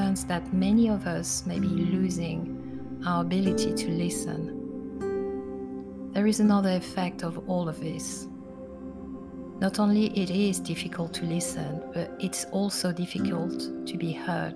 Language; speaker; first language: English; non-native, fluent; French